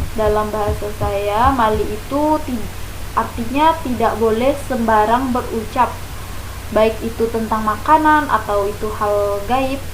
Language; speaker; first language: Indonesian; non-native, local second language; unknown